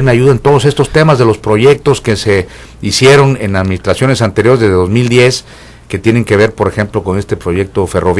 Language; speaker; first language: Spanish; native; Spanish